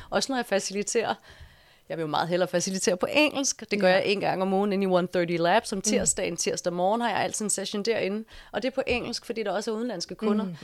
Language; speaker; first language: Danish; early bilingual, other home language; English